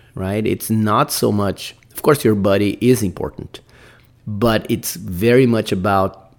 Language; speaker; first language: English; non-native, fluent; Portuguese